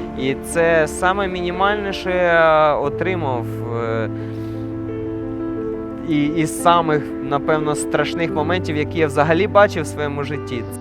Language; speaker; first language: Ukrainian; native; Ukrainian